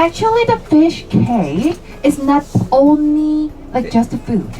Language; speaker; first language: English; non-native, learner; Korean